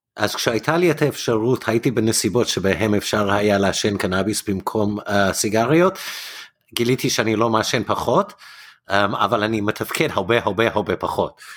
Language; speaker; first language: Hebrew; non-native, fluent; English